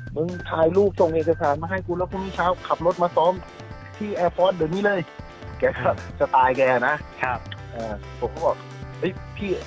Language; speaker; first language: Thai; native; Thai